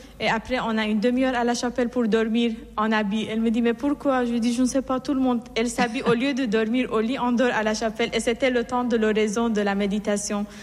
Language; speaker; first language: French; non-native, fluent; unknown